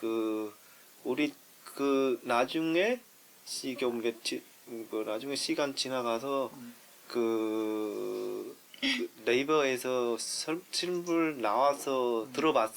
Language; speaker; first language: Korean; non-native, learner; Vietnamese